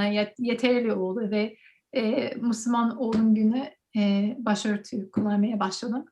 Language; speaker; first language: Turkish; non-native, learner; English